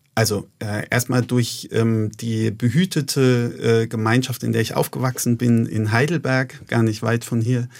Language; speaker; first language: German; native; German